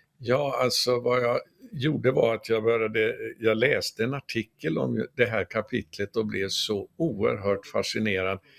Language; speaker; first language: Swedish; native; Swedish